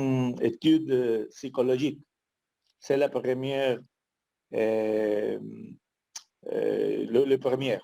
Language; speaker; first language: French; non-native, learner; Spanish